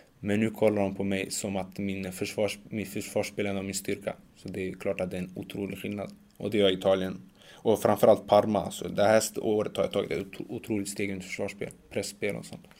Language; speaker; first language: Swedish; early bilingual, other home language; Macedonian